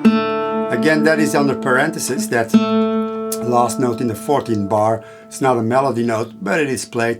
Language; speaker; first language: English; non-native, fluent; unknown